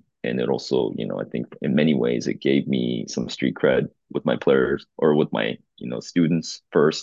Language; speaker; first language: English; early bilingual, other home language; Korean